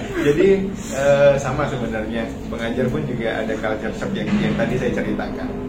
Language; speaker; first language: Indonesian; native; Indonesian